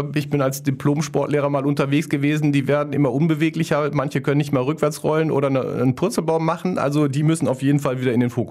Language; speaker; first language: German; native; German